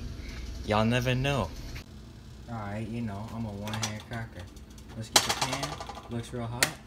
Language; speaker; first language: English; native; English